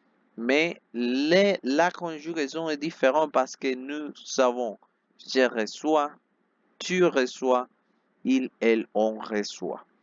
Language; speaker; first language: French; non-native, fluent; Spanish